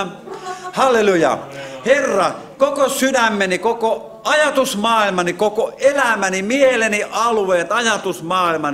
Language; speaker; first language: Finnish; native; Finnish